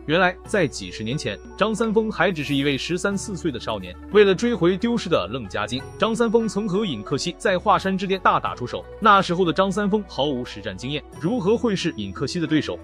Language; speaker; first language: Chinese; native; Chinese